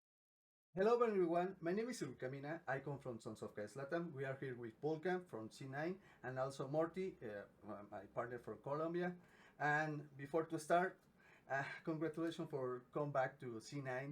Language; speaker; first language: English; non-native, learner; Spanish